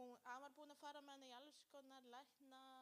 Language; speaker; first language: Icelandic; non-native, learner; Spanish